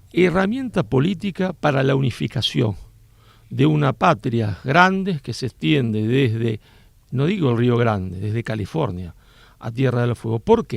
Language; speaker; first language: Spanish; native; Spanish